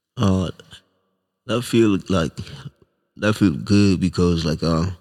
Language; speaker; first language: English; non-native, local second language; Swahili